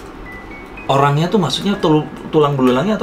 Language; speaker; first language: Indonesian; native; Indonesian